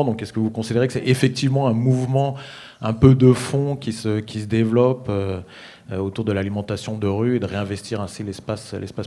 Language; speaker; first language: French; native; French